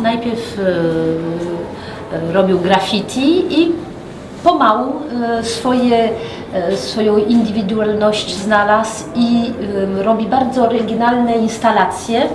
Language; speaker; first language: Polish; early bilingual, heritage; French